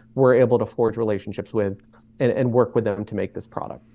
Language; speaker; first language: English; native; English